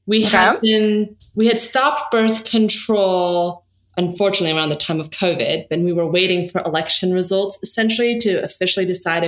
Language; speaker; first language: English; native; English